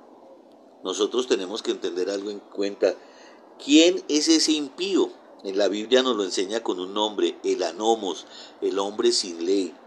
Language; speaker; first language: Spanish; native; Spanish